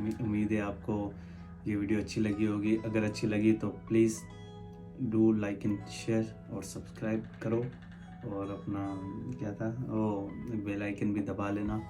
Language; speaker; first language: Urdu; non-native, local second language; Sindhi